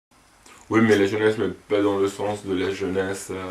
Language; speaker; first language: French; non-native, local second language; Arabic